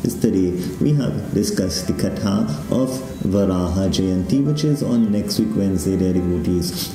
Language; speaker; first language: English; native; English